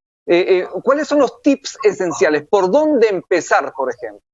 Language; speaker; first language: Spanish; native; Spanish